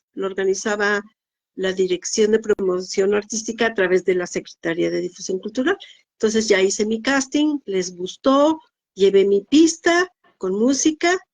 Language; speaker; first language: Spanish; native; Spanish